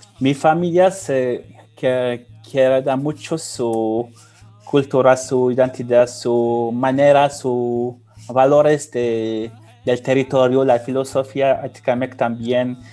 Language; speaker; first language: Spanish; non-native, learner; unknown